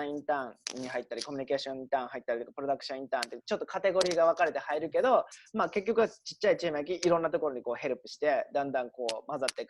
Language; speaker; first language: Japanese; native; Japanese